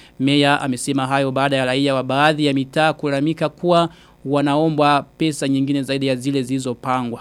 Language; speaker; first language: Swahili; non-native, local second language; Rundi